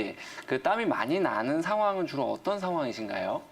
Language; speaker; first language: Korean; native; Korean